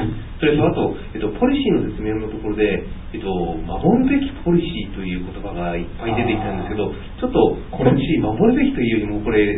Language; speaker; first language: Japanese; native; Japanese